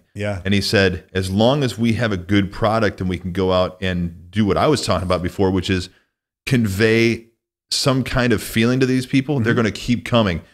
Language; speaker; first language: English; native; English